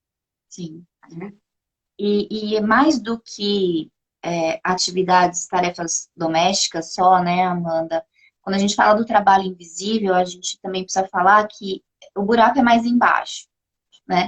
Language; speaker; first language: Portuguese; native; Portuguese